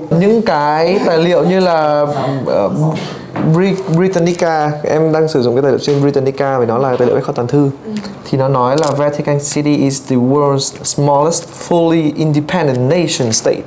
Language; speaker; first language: Vietnamese; native; Vietnamese